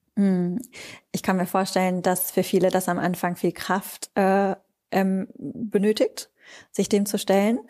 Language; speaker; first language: German; native; German